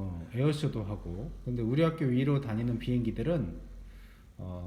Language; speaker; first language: Korean; native; Korean